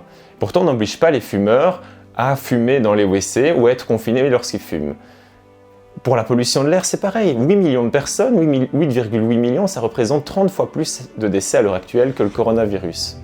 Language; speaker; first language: French; native; French